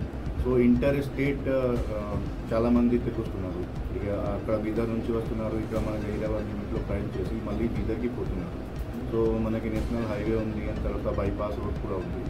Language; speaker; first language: Telugu; non-native, local second language; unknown